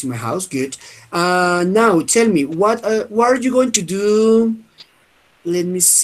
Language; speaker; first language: English; non-native, fluent; Spanish